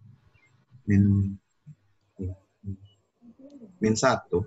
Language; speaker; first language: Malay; non-native, local second language; Banjar